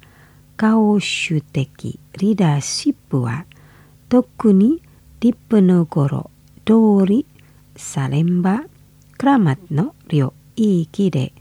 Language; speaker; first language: Japanese; non-native, fluent; Indonesian